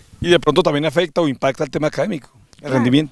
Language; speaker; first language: Spanish; native; Spanish